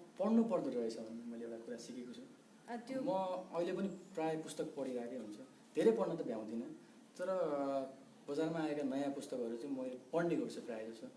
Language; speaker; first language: Nepali; native; Nepali